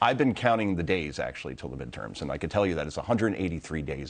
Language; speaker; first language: English; native; English